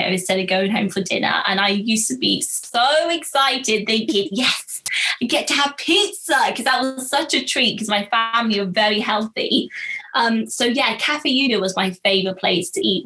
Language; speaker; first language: English; native; English